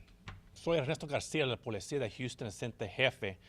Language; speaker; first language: Spanish; early bilingual, heritage; Spanish